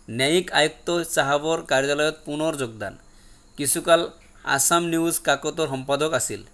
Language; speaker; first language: Assamese; non-native, local second language; Bangla